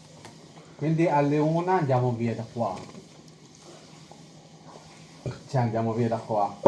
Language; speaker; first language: Italian; non-native, local second language; Filipino